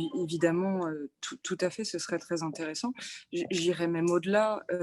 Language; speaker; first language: French; native; French